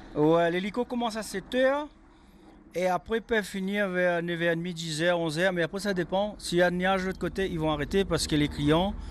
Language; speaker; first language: French; non-native, local second language; Réunion Creole French